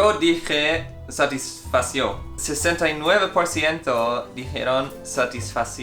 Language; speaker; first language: Spanish; non-native, fluent; English